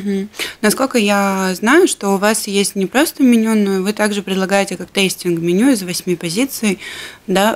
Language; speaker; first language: Russian; native; Russian